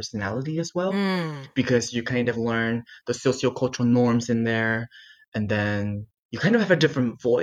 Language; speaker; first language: English; non-native, fluent; Chinese